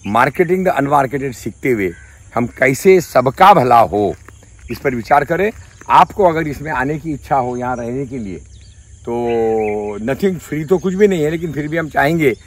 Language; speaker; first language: Hindi; native; Hindi